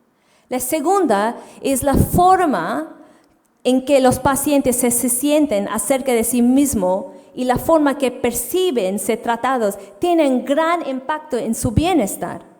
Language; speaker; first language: Spanish; non-native, fluent; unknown